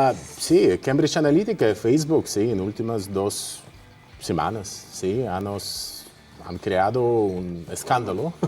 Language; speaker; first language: Spanish; non-native, fluent; Russian